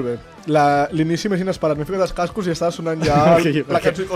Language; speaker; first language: Catalan; native; Catalan